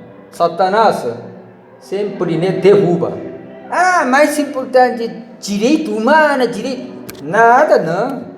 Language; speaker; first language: Portuguese; non-native, learner; Korean